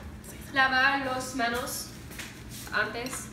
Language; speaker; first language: Spanish; non-native, learner; English